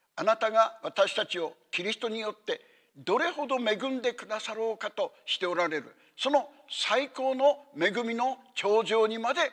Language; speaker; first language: Japanese; native; Japanese